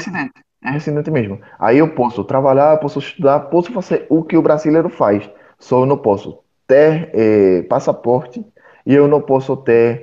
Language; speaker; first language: Portuguese; non-native, fluent; Spanish